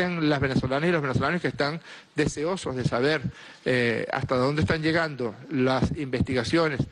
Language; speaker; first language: Spanish; native; Spanish